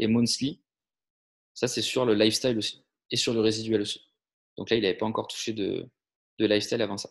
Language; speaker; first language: French; native; French